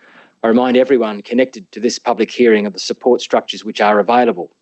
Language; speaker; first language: English; native; English